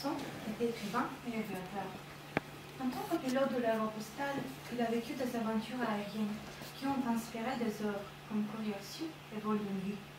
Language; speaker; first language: French; non-native, learner; Bulgarian